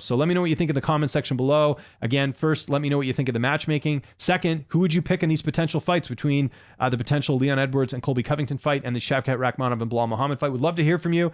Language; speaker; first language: English; native; English